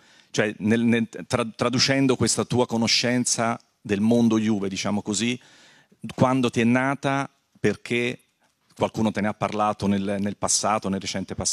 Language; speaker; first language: Italian; native; Italian